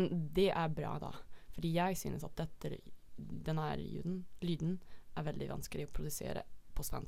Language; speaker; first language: Norwegian; non-native, fluent; Dutch